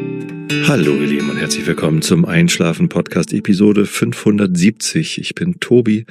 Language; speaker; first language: German; native; German